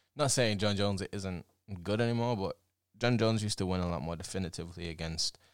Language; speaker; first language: English; native; English